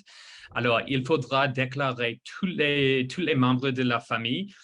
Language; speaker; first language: French; non-native, fluent; English